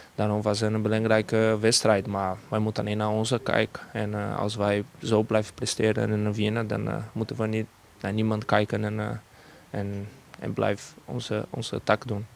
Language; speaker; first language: Dutch; non-native, fluent; Portuguese